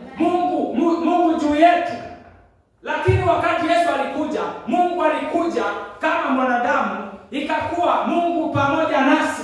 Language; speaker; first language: Swahili; non-native, local second language; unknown